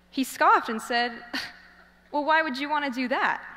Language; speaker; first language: English; native; English